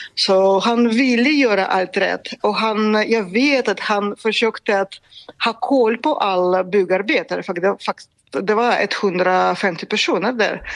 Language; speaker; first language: Swedish; non-native, fluent; Russian